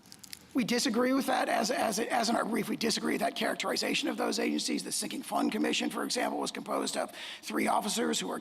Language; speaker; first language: English; native; English